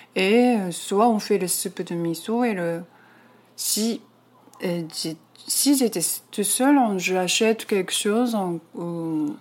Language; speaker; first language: French; non-native, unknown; Japanese